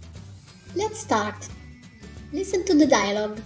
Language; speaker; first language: English; non-native, fluent; Italian